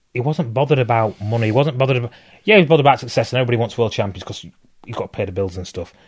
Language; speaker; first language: English; native; English